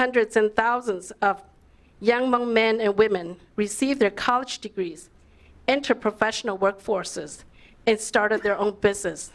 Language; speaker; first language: English; early bilingual, other home language; Lao